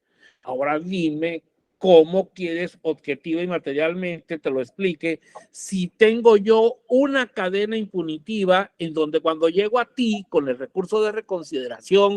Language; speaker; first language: Spanish; native; Spanish